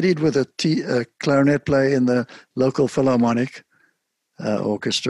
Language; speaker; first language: English; native; English